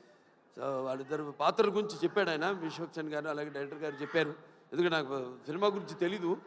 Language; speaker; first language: Telugu; native; Telugu